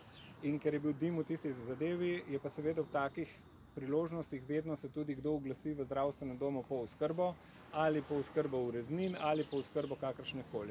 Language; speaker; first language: Slovenian; native; Slovenian